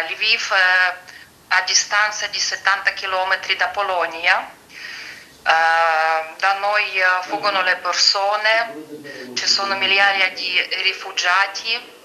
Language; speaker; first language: Italian; non-native, fluent; Ukrainian